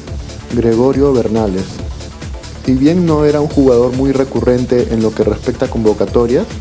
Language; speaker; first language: Spanish; native; Spanish